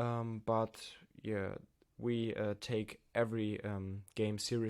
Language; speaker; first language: English; non-native, learner; German